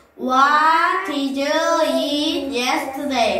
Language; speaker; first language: English; non-native, fluent; Korean